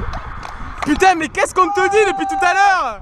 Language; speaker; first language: French; native; French